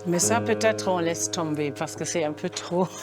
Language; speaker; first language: French; non-native, fluent; German